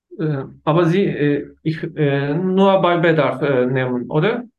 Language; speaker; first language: German; non-native, learner; Turkish